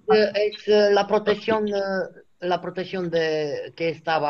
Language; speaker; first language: Spanish; non-native, fluent; Romanian